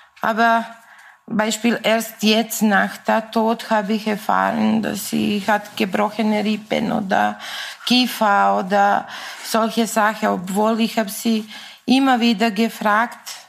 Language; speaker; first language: German; non-native, fluent; Serbian